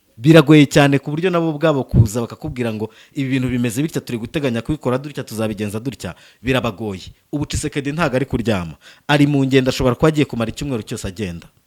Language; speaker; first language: Kinyarwanda; native; Kinyarwanda